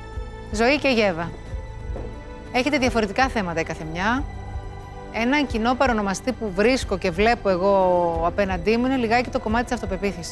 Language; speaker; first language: Greek; native; Greek